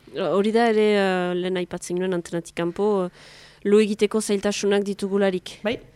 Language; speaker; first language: Basque; native; Basque